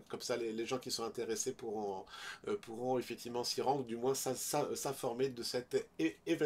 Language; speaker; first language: French; native; French